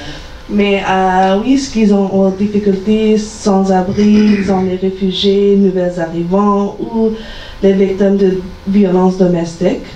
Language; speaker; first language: French; non-native, learner; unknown